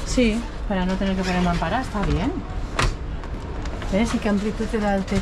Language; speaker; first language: Spanish; native; Spanish